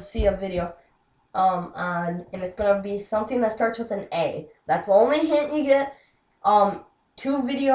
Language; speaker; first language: English; native; English